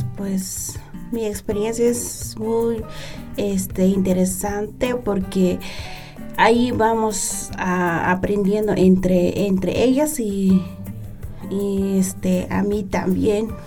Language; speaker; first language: Spanish; non-native, local second language; Tzeltal